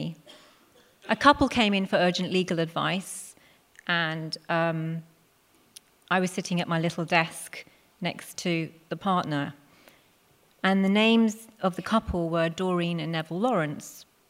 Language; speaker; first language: English; non-native, local second language; Punjabi